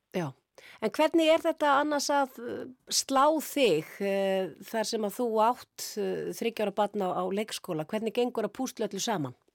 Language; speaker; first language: Icelandic; native; Icelandic